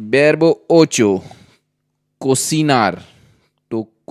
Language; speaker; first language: Spanish; non-native, learner; Hindi